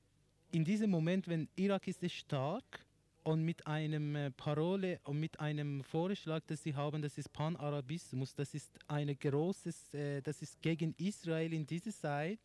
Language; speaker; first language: German; non-native, learner; Persian